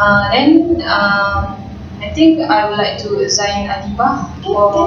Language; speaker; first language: English; non-native, fluent; Malay